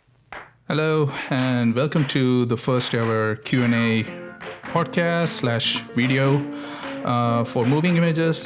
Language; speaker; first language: English; non-native, local second language; Tamil